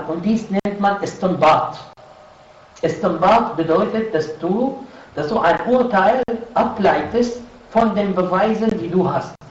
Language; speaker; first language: German; non-native, fluent; Arabic